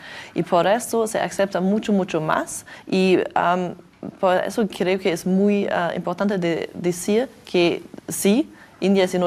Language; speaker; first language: Spanish; non-native, learner; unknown